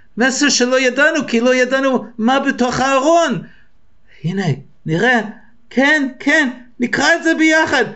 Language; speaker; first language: Hebrew; non-native, fluent; English